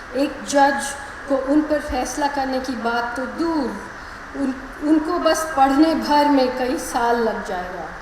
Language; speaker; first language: Hindi; non-native, local second language; English